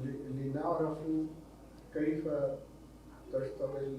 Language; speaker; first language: Arabic; non-native, learner; Urdu